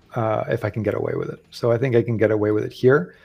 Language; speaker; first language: English; native; English